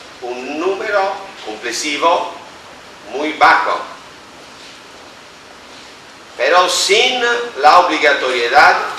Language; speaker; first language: Spanish; non-native, fluent; Italian